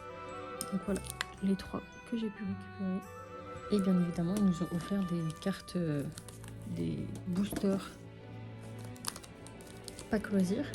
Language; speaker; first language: French; native; French